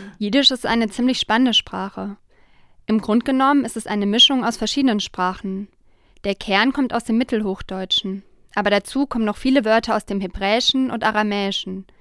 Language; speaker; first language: German; native; German